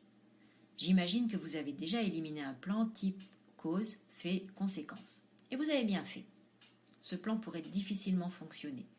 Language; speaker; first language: French; native; French